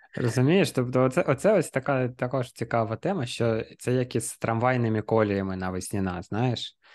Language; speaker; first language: Ukrainian; non-native, local second language; Russian